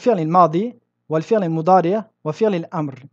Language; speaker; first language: Arabic; non-native, fluent; French